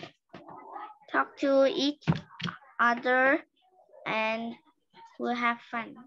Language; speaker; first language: English; non-native, learner; Vietnamese